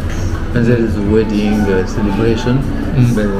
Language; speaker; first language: English; non-native, fluent; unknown